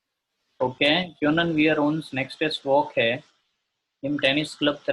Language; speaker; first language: German; non-native, fluent; Gujarati